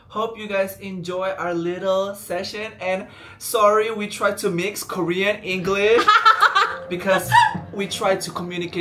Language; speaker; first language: English; non-native, fluent; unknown